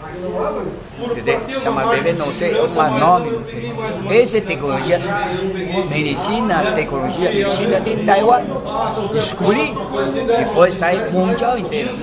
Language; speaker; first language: Portuguese; non-native, learner; Chinese